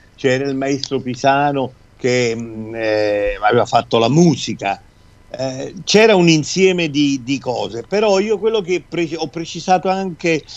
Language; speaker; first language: Italian; native; Italian